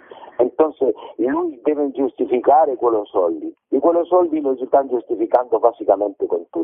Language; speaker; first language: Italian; non-native, learner; Spanish